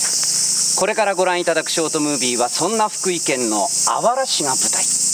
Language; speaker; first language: Japanese; native; Japanese